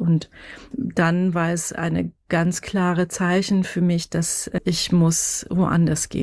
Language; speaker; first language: German; non-native, fluent; Persian